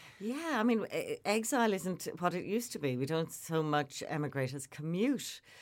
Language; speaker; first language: English; native; English